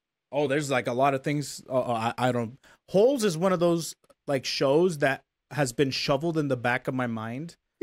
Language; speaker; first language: English; native; English